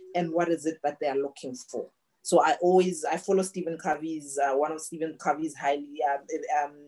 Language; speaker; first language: English; non-native, local second language; Tswana